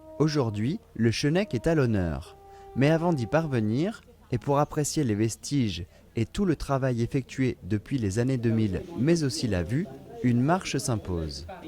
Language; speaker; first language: French; native; French